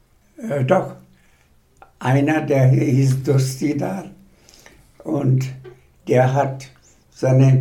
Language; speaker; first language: German; non-native, fluent; Bangla